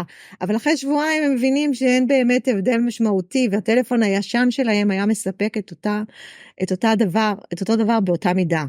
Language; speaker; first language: Hebrew; native; Hebrew